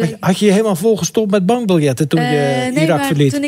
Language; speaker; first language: Dutch; native; Dutch